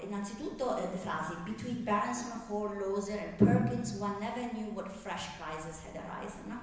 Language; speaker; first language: English; non-native, fluent; Italian